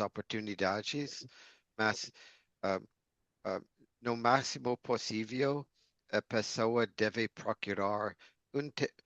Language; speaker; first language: Portuguese; non-native, learner; English